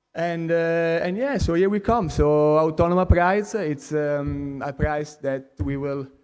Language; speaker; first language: English; non-native, fluent; Italian